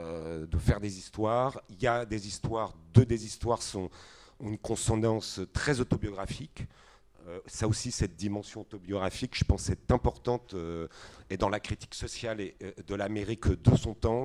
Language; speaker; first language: French; native; French